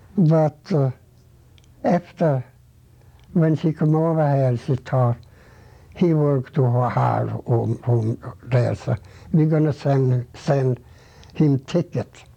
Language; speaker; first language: English; non-native, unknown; Swedish